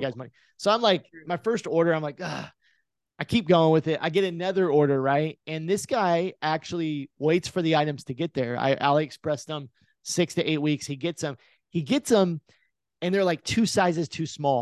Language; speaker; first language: English; native; English